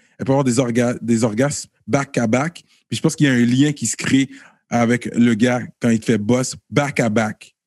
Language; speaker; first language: French; early bilingual, other home language; Haitian Creole